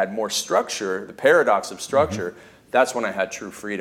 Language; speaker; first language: English; native; English